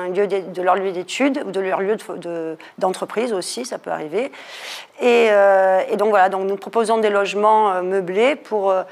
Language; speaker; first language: French; native; French